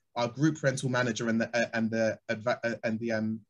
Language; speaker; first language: English; native; English